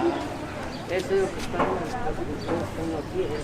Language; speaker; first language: Spanish; non-native, local second language; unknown